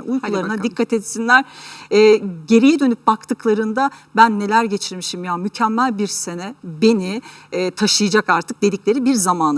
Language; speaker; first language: Turkish; native; Turkish